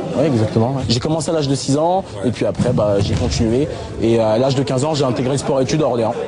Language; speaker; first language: French; early bilingual, other home language; Lingala